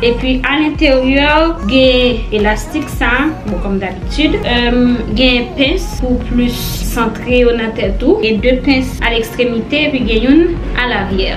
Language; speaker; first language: French; non-native, local second language; Haitian Creole